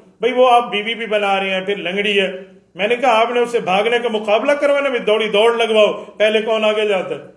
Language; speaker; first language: Urdu; native; Urdu